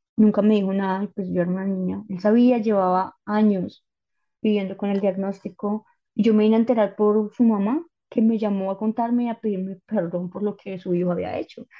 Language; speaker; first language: Spanish; native; Spanish